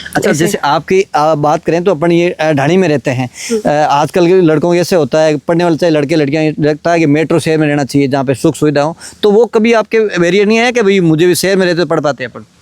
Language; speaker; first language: Hindi; native; Hindi